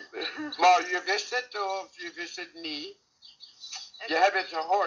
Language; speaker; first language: Dutch; non-native, learner; English